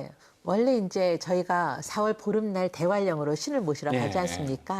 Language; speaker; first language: Korean; native; Korean